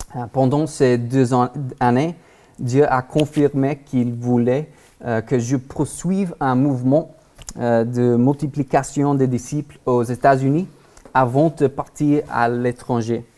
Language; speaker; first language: French; non-native, learner; English